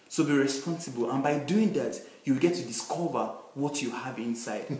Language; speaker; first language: English; non-native, local second language; Yoruba